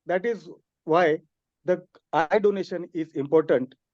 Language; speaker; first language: English; non-native, local second language; Hindi